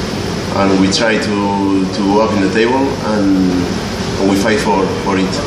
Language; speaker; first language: English; non-native, learner; Spanish